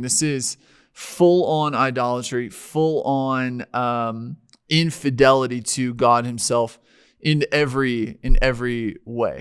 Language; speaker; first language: English; native; English